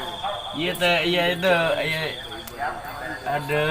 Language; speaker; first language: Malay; non-native, local second language; Sundanese